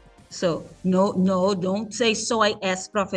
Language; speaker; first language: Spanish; non-native, fluent; English